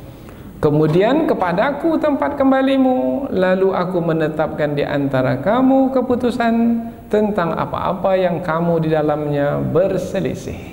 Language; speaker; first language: Malay; native; Malay